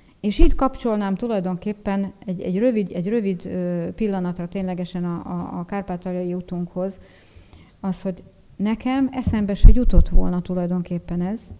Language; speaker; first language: Hungarian; native; Hungarian